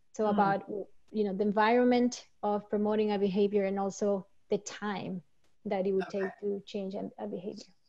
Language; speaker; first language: English; non-native, fluent; Spanish